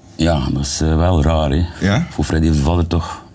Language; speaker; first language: Dutch; native; Dutch